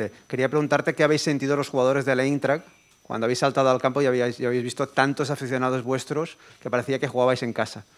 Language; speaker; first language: Spanish; native; Spanish